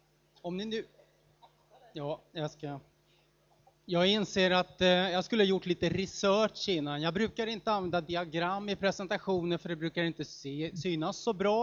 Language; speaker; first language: Swedish; native; Swedish